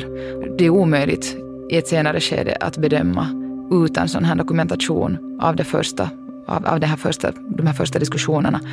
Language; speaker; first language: Swedish; native; Swedish